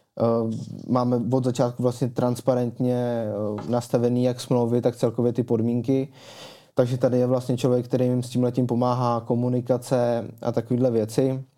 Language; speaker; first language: Czech; native; Czech